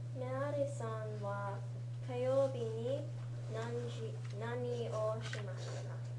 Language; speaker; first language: Japanese; non-native, learner; English